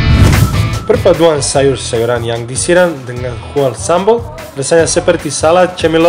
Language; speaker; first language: Indonesian; non-native, fluent; Serbian